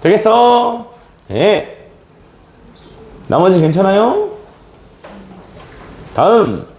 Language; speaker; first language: Korean; native; Korean